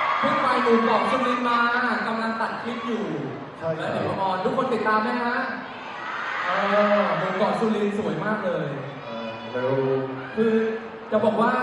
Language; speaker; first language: Thai; native; Thai